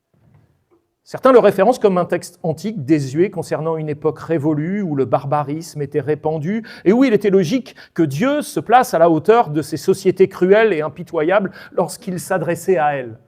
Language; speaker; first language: French; native; French